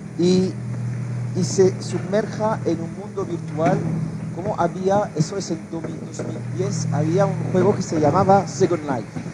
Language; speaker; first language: Spanish; non-native, learner; French